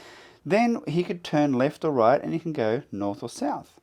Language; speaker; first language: English; native; English